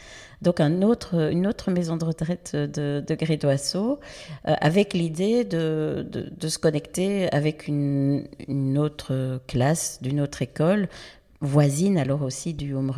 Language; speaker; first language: French; native; French